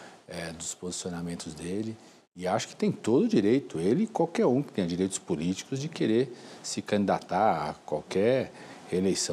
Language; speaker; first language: Portuguese; native; Portuguese